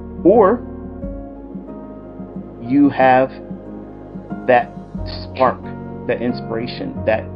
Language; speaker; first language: English; native; English